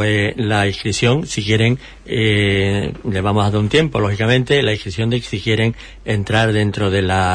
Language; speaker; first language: Spanish; native; Spanish